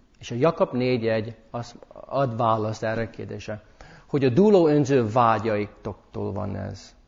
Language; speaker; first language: Hungarian; early bilingual, heritage; English